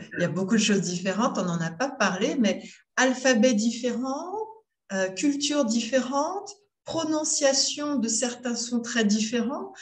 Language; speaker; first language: French; native; French